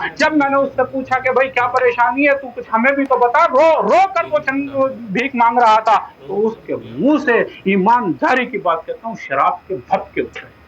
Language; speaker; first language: Urdu; native; Urdu